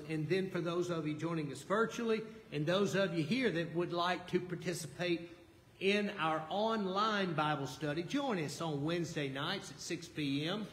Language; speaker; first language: English; native; English